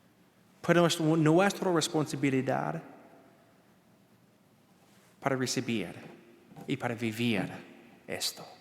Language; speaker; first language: Spanish; non-native, learner; English